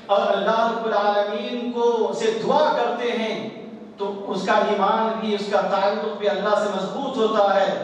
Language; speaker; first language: Urdu; native; Urdu